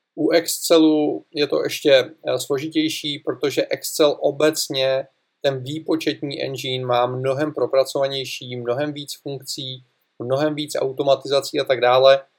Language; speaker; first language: Czech; native; Czech